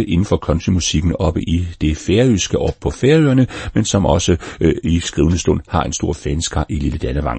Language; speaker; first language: Danish; native; Danish